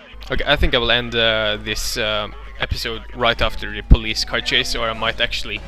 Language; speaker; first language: English; non-native, fluent; Norwegian